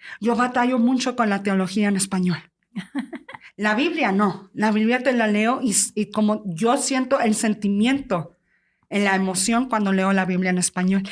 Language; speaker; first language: Spanish; early bilingual, heritage; Spanish